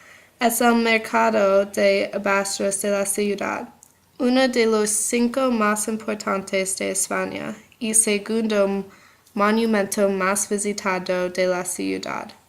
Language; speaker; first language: Spanish; non-native, learner; English